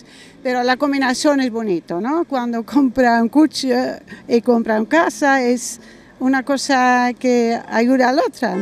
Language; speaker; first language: Spanish; non-native, learner; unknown